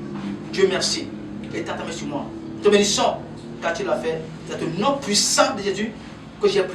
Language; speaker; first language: French; non-native, local second language; Ewe